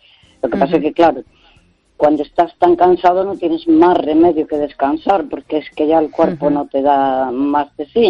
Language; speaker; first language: Spanish; native; Spanish